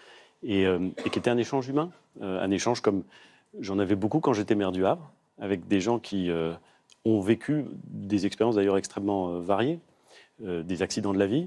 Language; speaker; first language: French; native; French